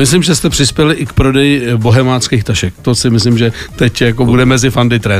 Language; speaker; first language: Czech; native; Czech